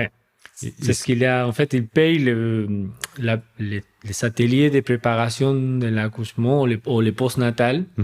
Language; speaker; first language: French; non-native, fluent; Spanish